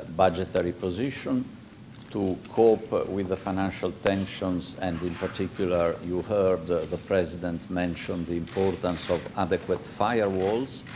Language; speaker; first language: English; non-native, fluent; Italian